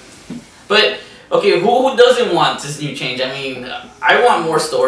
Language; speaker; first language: English; native; English